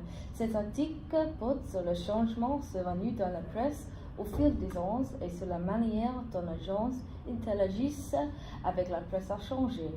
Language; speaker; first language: French; non-native, fluent; English